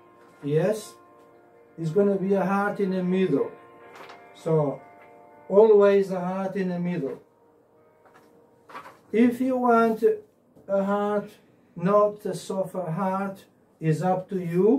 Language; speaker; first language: English; non-native, learner; Portuguese